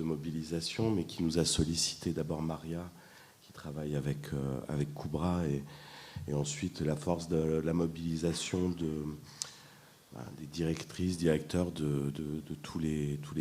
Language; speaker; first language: French; native; French